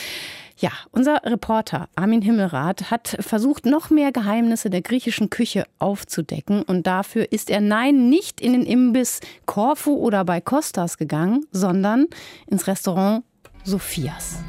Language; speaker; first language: German; native; German